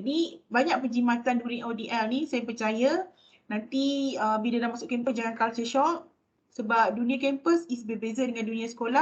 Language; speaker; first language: Malay; native; Malay